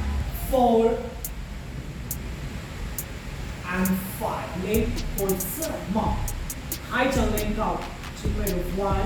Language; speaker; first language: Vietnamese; non-native, learner; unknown